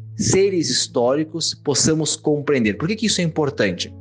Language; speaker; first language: Portuguese; native; Portuguese